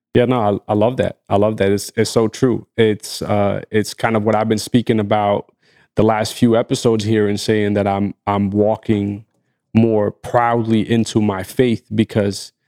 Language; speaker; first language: English; non-native, fluent; Arabic